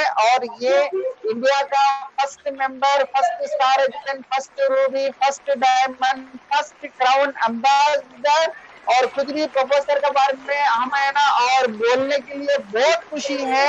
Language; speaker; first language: Hindi; non-native, local second language; Tamil